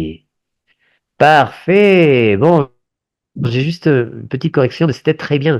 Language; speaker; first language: French; non-native, fluent; Spanish